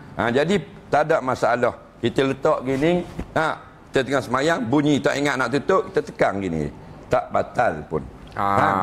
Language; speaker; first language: Malay; native; Malay